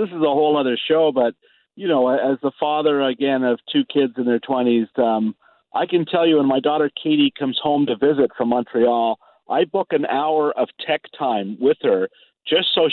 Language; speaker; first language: English; native; English